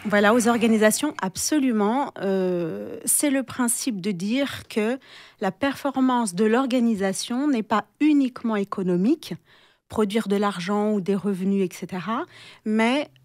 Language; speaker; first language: French; native; French